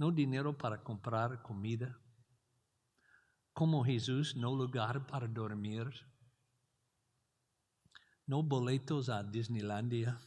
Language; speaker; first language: Spanish; non-native, learner; English